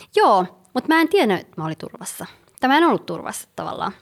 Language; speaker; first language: Finnish; early bilingual, other home language; Somali